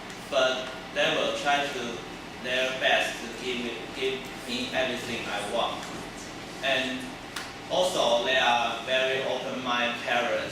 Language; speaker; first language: English; non-native, learner; Chinese